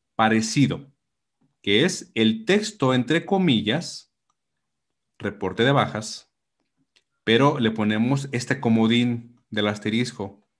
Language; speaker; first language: Spanish; native; Spanish